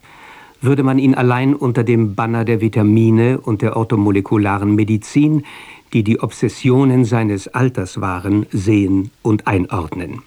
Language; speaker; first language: German; native; German